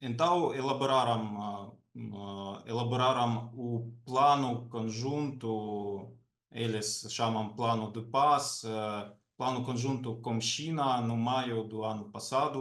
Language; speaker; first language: Portuguese; non-native, fluent; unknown